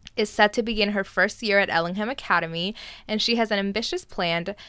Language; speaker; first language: English; early bilingual, other home language; Spanish